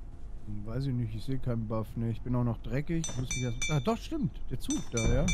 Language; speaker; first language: German; native; German